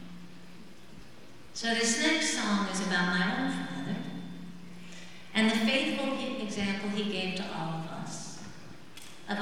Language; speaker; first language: English; native; English